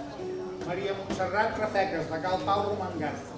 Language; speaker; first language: Catalan; native; Catalan